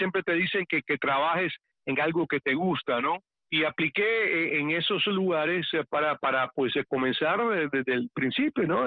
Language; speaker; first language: Spanish; early bilingual, heritage; Spanish